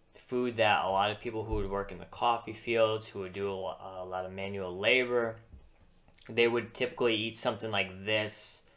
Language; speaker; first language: English; native; English